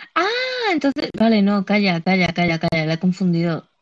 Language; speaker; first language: Spanish; native; Spanish